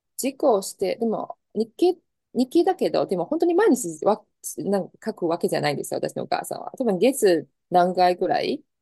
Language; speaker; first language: Japanese; non-native, fluent; Chinese